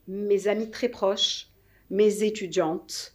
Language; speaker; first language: French; non-native, local second language; Arabic